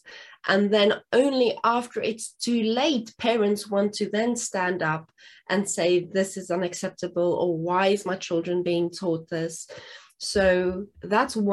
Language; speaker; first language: English; non-native, local second language; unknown